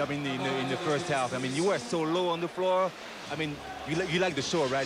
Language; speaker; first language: English; non-native, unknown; French